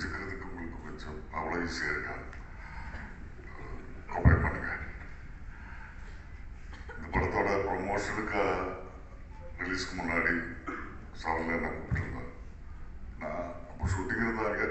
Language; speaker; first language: Tamil; non-native, learner; Malayalam